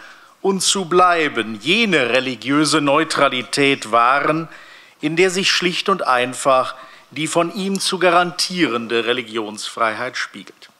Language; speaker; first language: German; native; German